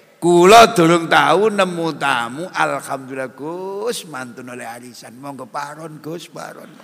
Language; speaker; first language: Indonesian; non-native, local second language; Javanese